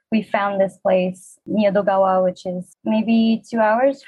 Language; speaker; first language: English; non-native, fluent; French